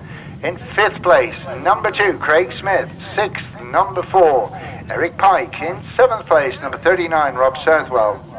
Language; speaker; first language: English; native; English